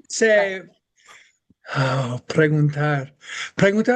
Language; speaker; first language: Spanish; non-native, fluent; English